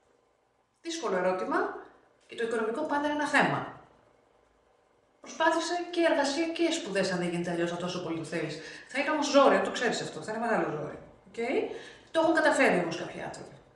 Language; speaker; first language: Greek; native; Greek